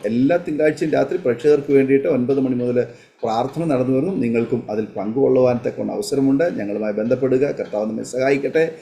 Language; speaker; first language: Malayalam; native; Malayalam